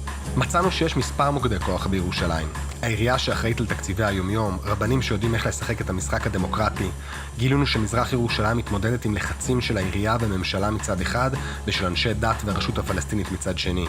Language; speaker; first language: Hebrew; native; Hebrew